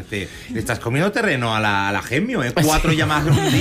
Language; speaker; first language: Spanish; native; Spanish